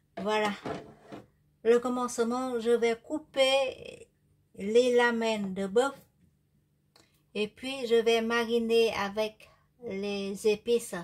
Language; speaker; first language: French; non-native, learner; Vietnamese